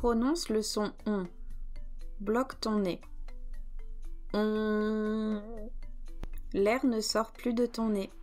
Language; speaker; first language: French; native; French